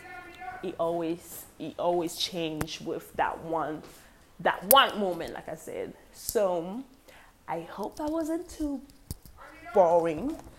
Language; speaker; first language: English; non-native, local second language; French